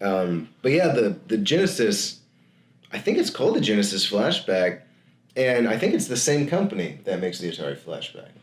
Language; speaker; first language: English; native; English